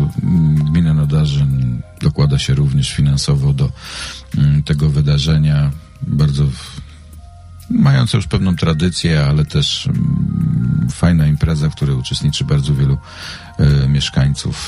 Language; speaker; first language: Polish; native; Polish